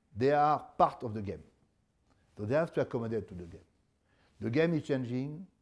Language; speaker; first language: English; non-native, fluent; French